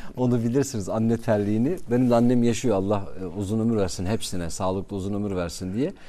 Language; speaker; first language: Turkish; non-native, local second language; Kurdish